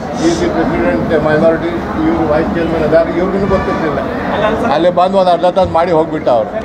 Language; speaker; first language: Kannada; non-native, local second language; Urdu